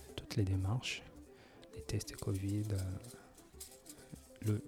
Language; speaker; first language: French; native; French